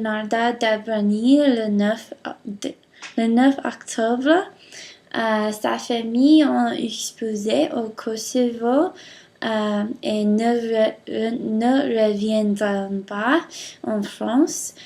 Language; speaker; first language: French; non-native, learner; English